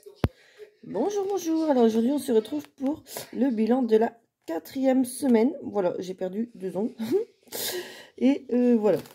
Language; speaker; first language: French; native; French